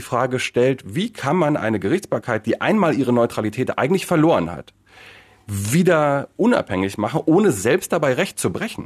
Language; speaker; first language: German; native; German